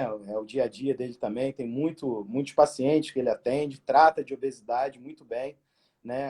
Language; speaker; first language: Portuguese; native; Portuguese